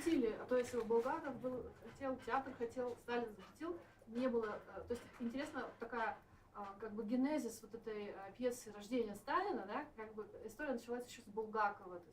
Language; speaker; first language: Russian; native; Russian